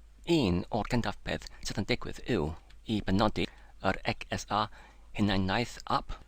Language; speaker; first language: Welsh; non-native, learner; English